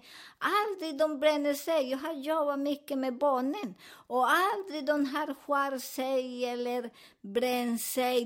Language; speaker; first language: Swedish; non-native, learner; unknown